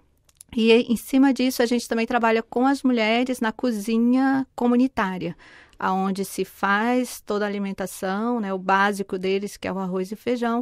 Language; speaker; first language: Portuguese; native; Portuguese